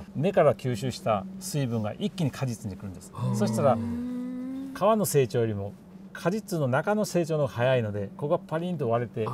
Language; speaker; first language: Japanese; native; Japanese